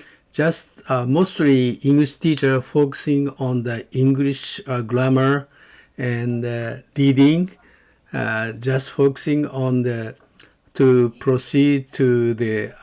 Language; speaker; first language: English; non-native, learner; Japanese